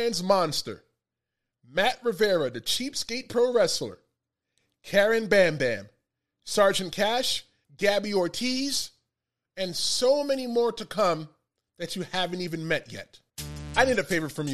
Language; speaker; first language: English; native; English